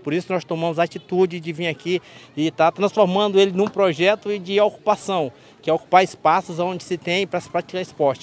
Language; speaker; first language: Portuguese; native; Portuguese